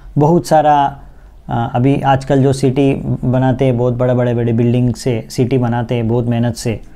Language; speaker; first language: Hindi; non-native, local second language; Bangla